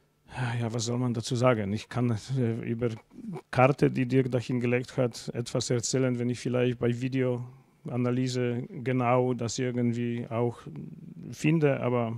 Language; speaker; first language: German; non-native, fluent; Polish